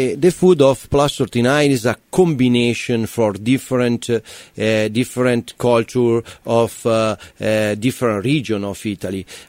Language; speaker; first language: English; non-native, learner; Italian